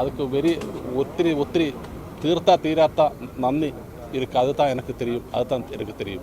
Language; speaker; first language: Tamil; non-native, learner; Malayalam